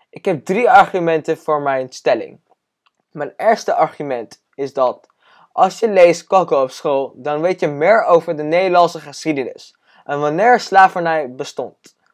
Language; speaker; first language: Dutch; non-native, learner; English